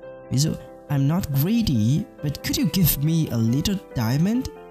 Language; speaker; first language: English; non-native, fluent; Vietnamese